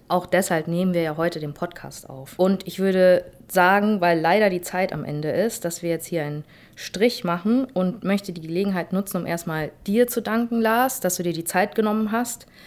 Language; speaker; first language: German; native; German